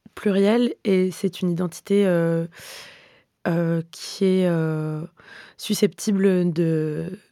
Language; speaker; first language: French; native; French